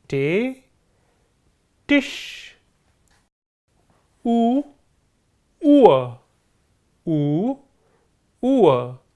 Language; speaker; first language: German; non-native, fluent; Hindi